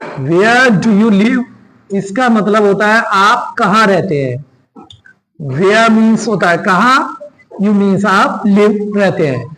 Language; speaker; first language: Hindi; native; Hindi